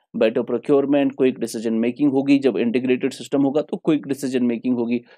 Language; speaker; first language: Hindi; non-native, local second language; Kashmiri